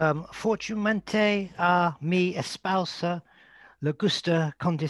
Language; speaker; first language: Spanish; non-native, learner; English